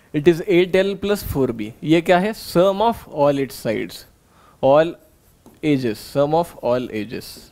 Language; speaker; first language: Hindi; non-native, local second language; Marathi